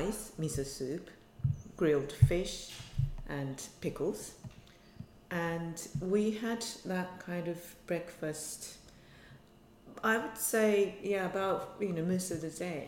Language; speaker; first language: English; non-native, fluent; Japanese